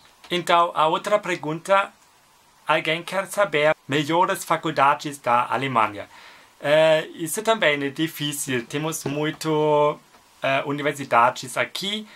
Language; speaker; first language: Portuguese; non-native, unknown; German